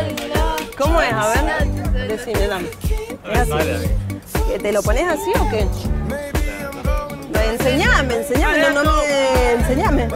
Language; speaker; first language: Spanish; native; Spanish